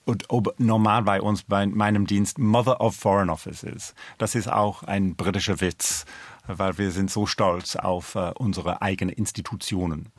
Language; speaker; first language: German; non-native, fluent; English